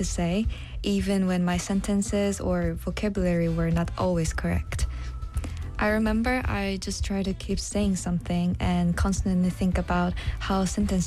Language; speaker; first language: English; non-native, fluent; Korean